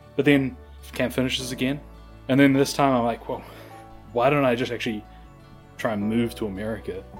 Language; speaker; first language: English; native; English